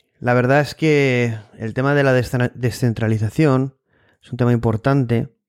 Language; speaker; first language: Spanish; native; Spanish